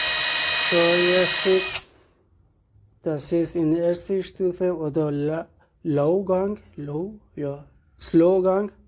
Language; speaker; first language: German; non-native, learner; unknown